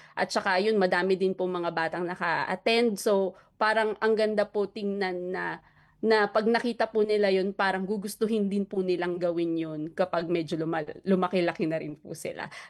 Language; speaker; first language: Filipino; native; Filipino